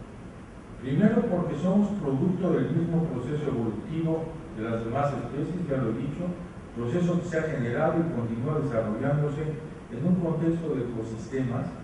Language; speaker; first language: Spanish; native; Spanish